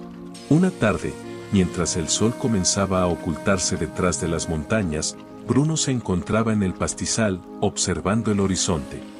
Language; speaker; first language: Spanish; native; Spanish